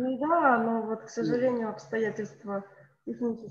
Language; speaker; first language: Russian; native; Russian